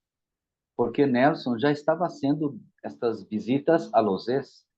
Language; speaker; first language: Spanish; non-native, fluent; Portuguese